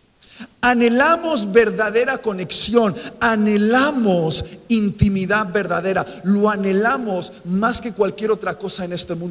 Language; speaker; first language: Spanish; native; Spanish